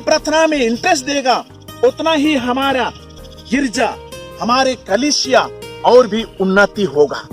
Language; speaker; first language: Hindi; non-native, local second language; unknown